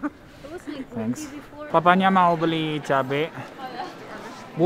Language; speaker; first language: Indonesian; non-native, learner; German